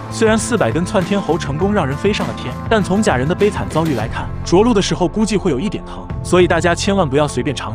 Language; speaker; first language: Chinese; native; Chinese